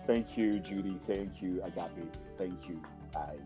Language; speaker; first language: English; non-native, local second language; Kinyarwanda